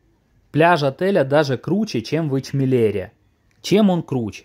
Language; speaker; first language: Russian; native; Russian